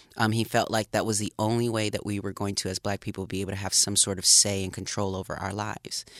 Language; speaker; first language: English; native; English